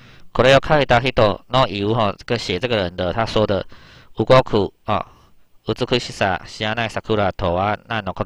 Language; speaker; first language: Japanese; non-native, fluent; Chinese